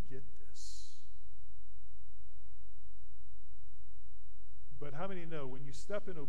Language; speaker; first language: English; native; English